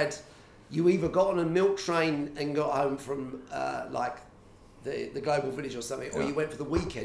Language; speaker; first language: English; native; English